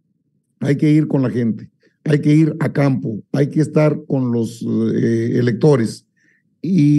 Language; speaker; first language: Spanish; native; Spanish